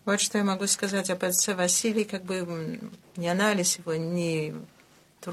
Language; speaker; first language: Russian; early bilingual, heritage; Russian